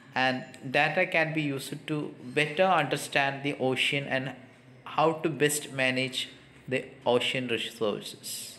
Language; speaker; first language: English; non-native, local second language; Malayalam